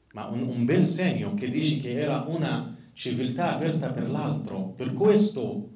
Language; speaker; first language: Italian; non-native, fluent; Arabic